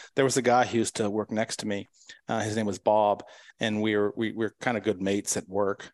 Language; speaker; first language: English; native; English